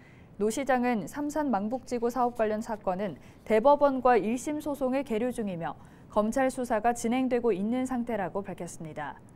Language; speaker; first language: Korean; native; Korean